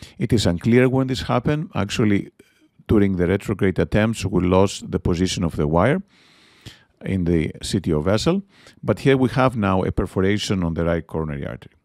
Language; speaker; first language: English; non-native, fluent; Greek